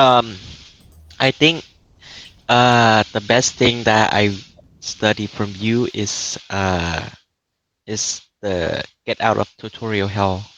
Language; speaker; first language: English; non-native, learner; Vietnamese